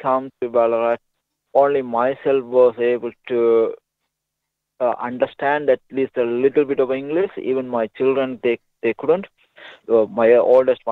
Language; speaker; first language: English; non-native, local second language; Tamil